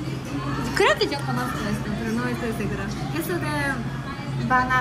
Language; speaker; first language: Spanish; non-native, learner; Japanese